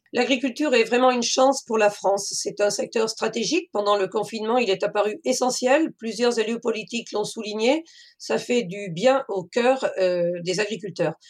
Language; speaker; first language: French; native; French